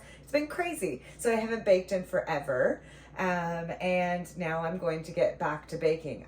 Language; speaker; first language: English; native; English